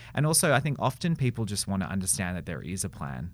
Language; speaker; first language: English; native; English